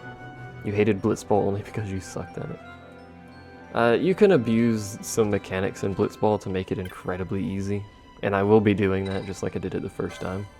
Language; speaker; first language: English; native; English